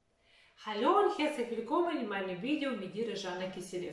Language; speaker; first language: German; non-native, fluent; Russian